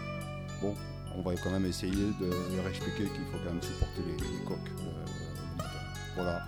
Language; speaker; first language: French; native; French